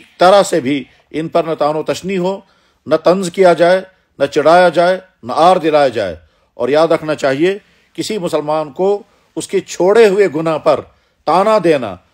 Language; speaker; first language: Urdu; non-native, local second language; Kashmiri